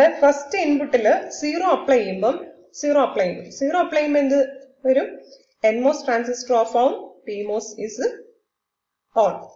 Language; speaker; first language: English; non-native, local second language; Malayalam